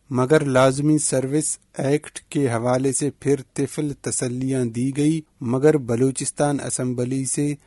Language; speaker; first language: Urdu; non-native, local second language; Baluchi